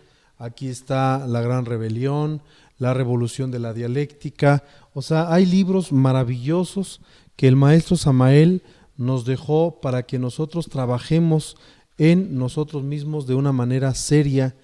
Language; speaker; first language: Spanish; native; Spanish